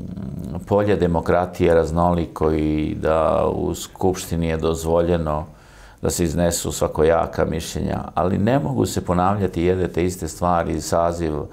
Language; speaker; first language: Croatian; native; Croatian